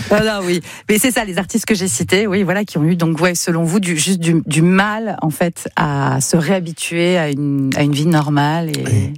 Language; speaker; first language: French; native; French